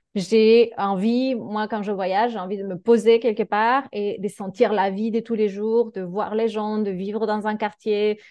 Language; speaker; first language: French; non-native, fluent; Spanish